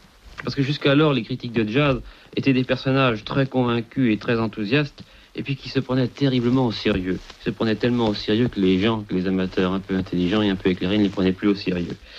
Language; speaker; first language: French; native; French